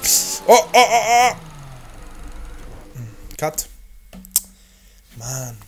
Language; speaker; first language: German; native; German